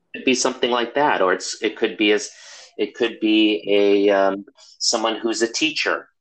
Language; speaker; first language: English; native; English